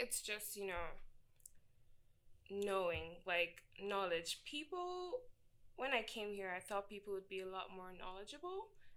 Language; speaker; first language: English; non-native, local second language; Igbo